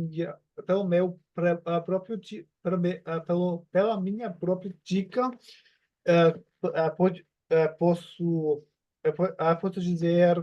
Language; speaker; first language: Portuguese; non-native, learner; German